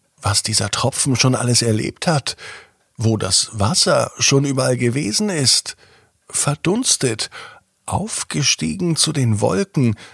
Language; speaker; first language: German; native; German